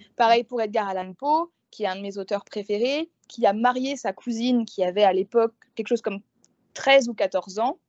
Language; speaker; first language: French; native; French